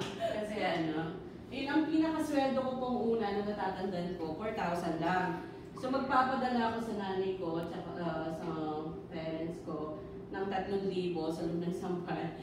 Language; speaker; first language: Filipino; non-native, local second language; Pampanga